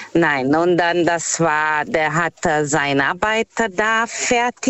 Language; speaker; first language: German; non-native, fluent; Portuguese